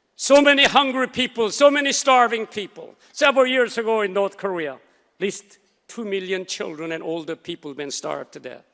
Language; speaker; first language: English; non-native, fluent; Korean